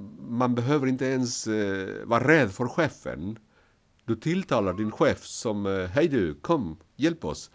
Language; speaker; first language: Swedish; non-native, fluent; Spanish